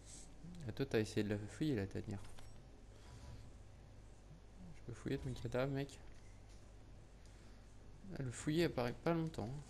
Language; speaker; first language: French; native; French